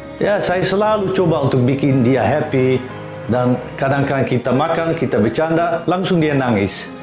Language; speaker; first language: Indonesian; non-native, fluent; Dutch